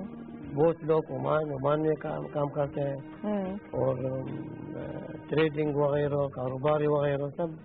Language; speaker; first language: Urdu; non-native, learner; Arabic